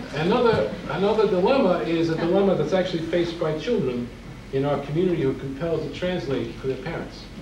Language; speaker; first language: English; native; English